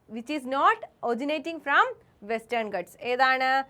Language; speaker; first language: English; non-native, local second language; Malayalam